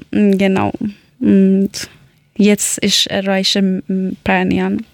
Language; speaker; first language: German; non-native, learner; Persian